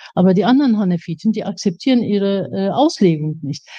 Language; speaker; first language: German; native; German